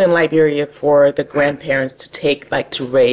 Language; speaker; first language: English; native; English